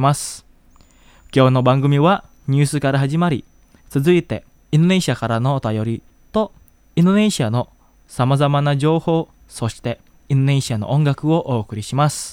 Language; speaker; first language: Japanese; non-native, fluent; Indonesian